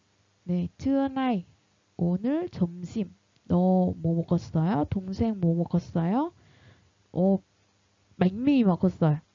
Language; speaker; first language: Korean; non-native, fluent; Vietnamese